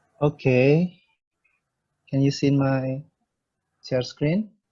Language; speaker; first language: English; non-native, fluent; Indonesian